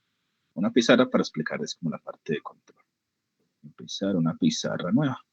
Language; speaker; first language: Spanish; native; Spanish